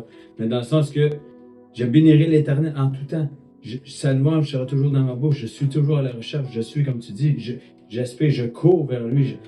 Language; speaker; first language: French; native; French